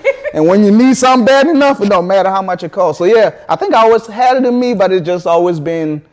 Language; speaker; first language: English; early bilingual, other home language; Akan